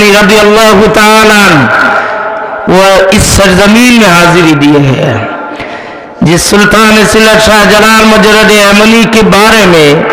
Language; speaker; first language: Urdu; non-native, local second language; Sylheti